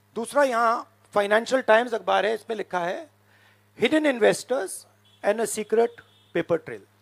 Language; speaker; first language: Hindi; native; Hindi